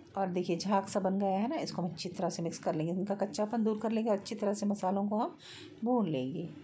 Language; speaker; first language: Hindi; native; Hindi